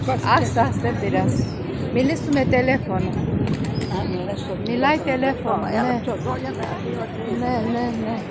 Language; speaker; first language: Greek; non-native, learner; Armenian